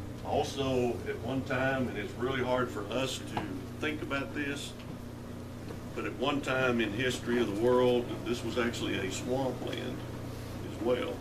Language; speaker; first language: English; native; English